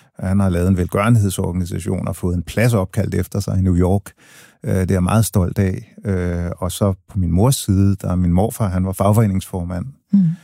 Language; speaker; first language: Danish; early bilingual, other home language; English